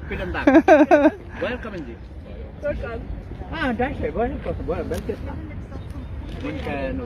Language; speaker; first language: German; non-native, learner; Bangla